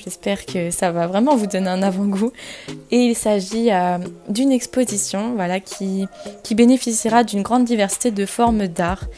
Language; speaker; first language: French; native; French